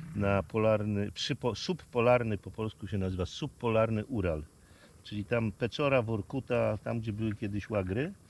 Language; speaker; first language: Polish; native; Polish